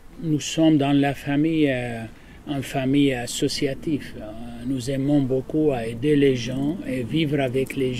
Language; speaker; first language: French; non-native, learner; Arabic